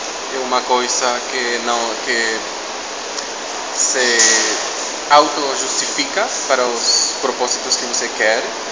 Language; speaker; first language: Portuguese; non-native, fluent; Spanish